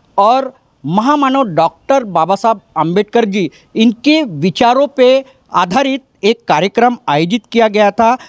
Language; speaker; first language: Hindi; non-native, local second language; Marathi